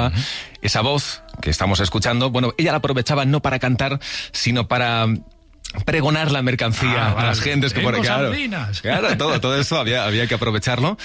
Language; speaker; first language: Spanish; native; Spanish